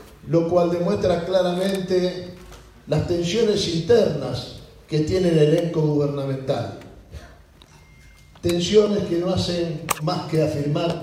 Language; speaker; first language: Spanish; native; Spanish